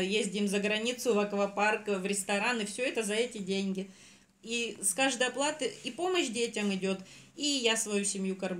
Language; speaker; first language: Russian; native; Russian